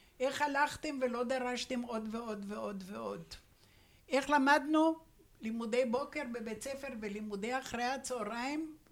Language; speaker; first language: Hebrew; non-native, fluent; Romanian